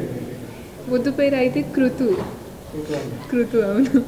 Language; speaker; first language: Telugu; non-native, local second language; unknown